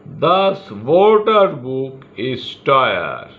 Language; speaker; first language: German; non-native, learner; Bangla